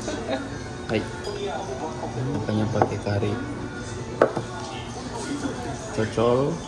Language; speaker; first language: Japanese; non-native, learner; Indonesian